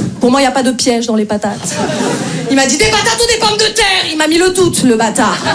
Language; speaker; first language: French; native; French